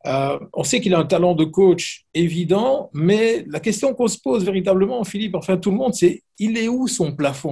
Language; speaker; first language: French; native; French